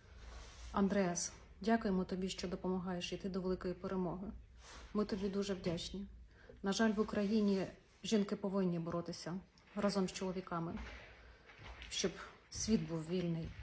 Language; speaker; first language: Ukrainian; native; Ukrainian